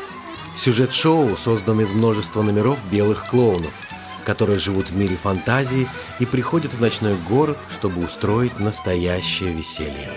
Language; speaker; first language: Russian; native; Russian